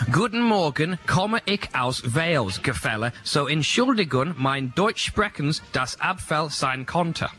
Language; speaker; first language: German; non-native, learner; English